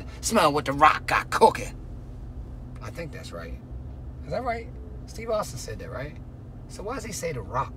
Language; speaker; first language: English; native; English